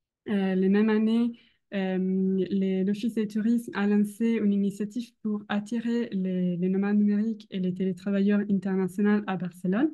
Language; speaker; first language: French; non-native, fluent; Italian